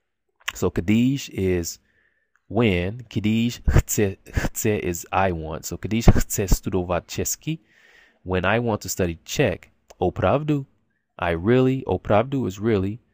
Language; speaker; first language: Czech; non-native, learner; English